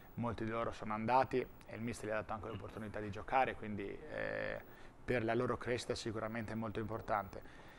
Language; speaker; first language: Italian; native; Italian